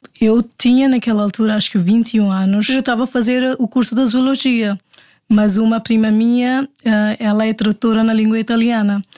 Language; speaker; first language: Portuguese; non-native, fluent; Hindi